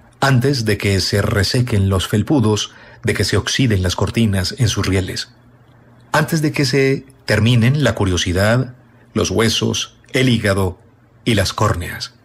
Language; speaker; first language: Spanish; native; Spanish